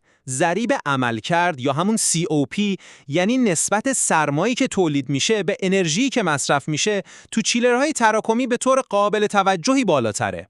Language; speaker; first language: Persian; native; Persian